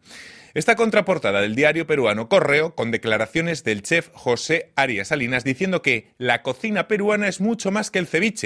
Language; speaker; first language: Spanish; native; Spanish